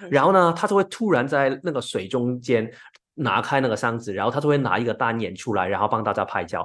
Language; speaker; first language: Chinese; non-native, local second language; Cantonese